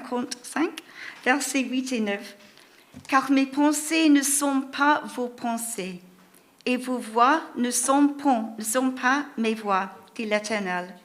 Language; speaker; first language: French; non-native, fluent; English